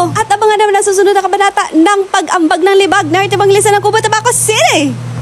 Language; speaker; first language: Filipino; non-native, local second language; Bikol